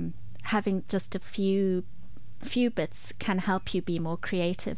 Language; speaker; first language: English; native; English